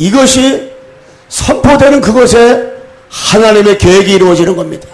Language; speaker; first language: Korean; native; Korean